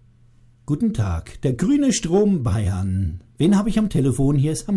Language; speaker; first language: German; native; German